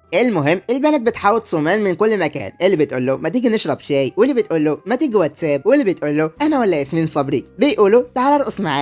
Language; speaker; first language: Arabic; native; Arabic